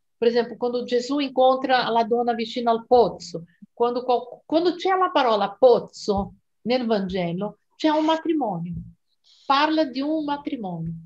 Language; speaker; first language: Italian; non-native, fluent; Portuguese